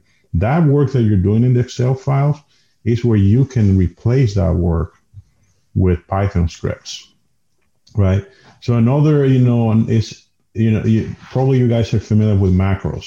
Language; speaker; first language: English; non-native, fluent; Spanish